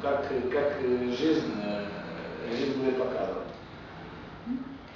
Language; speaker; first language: Russian; non-native, fluent; Romanian